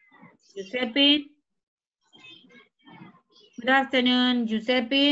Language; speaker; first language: English; non-native, learner; Spanish